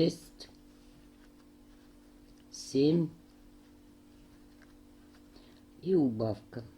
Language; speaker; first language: Russian; native; Russian